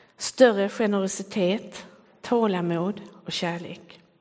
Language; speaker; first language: Swedish; native; Swedish